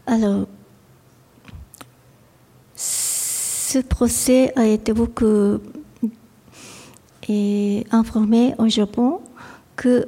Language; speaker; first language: French; non-native, fluent; Japanese